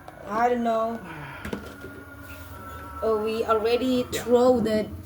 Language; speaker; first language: English; non-native, learner; Indonesian